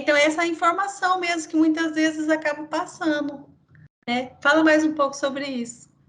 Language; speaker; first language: Portuguese; native; Portuguese